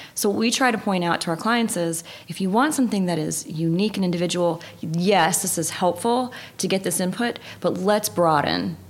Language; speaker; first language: English; native; English